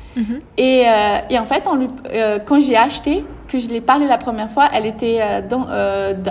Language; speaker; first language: French; early bilingual, other home language; Portuguese